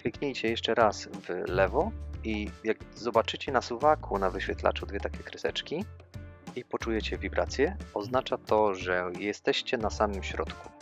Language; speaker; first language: Polish; native; Polish